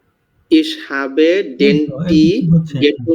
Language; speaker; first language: German; non-native, learner; Bangla